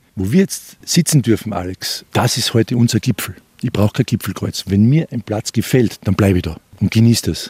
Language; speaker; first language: German; native; German